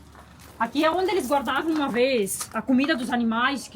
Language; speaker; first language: Portuguese; native; Portuguese